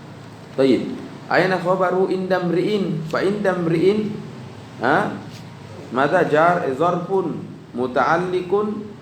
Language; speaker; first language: Arabic; non-native, fluent; Indonesian